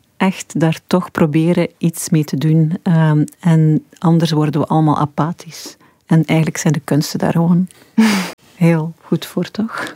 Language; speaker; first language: Dutch; native; Dutch